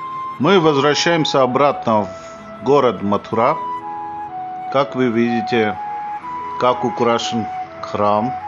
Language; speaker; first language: Russian; non-native, fluent; Hindi